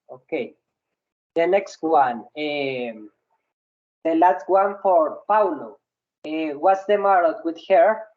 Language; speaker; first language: English; non-native, learner; Spanish